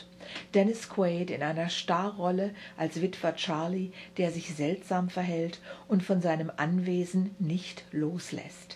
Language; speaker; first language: German; native; German